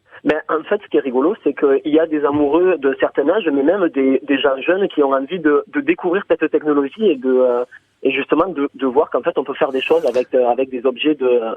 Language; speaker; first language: French; native; French